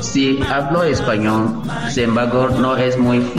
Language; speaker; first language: Spanish; non-native, learner; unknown